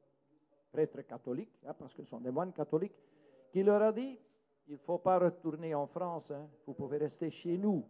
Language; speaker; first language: French; non-native, local second language; Dutch